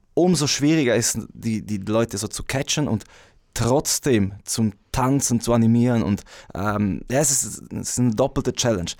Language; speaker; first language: German; non-native, local second language; Romansh